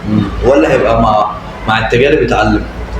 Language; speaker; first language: Arabic; native; Arabic